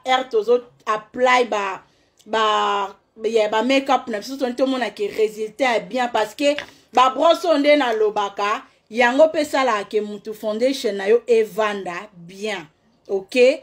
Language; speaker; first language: French; non-native, local second language; Lingala